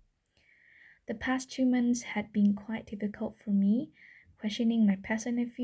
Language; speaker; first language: English; non-native, fluent; Vietnamese